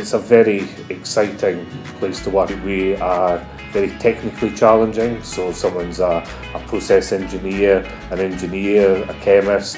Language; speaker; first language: English; native; English